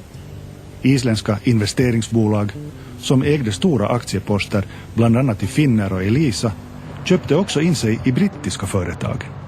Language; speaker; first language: Swedish; native; Swedish